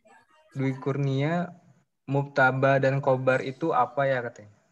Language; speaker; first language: Indonesian; native; Indonesian